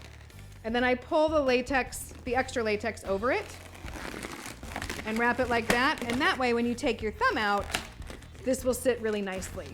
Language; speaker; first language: English; native; English